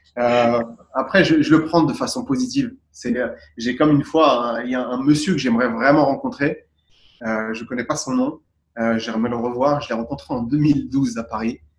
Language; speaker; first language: French; native; French